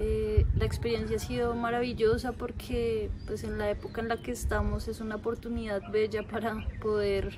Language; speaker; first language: Spanish; native; Spanish